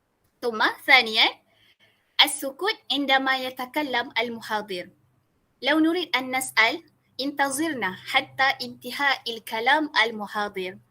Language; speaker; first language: Arabic; non-native, learner; Malay